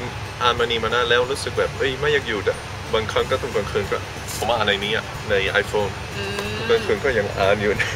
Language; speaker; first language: Thai; non-native, fluent; Dutch